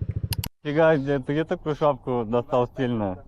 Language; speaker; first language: Russian; native; Russian